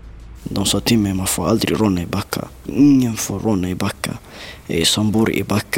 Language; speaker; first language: Swedish; early bilingual, other home language; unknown